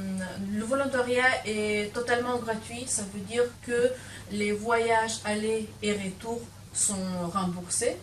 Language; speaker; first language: French; non-native, fluent; Lithuanian